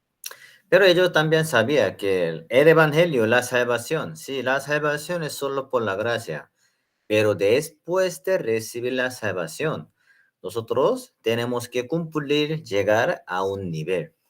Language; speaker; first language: Spanish; non-native, learner; Korean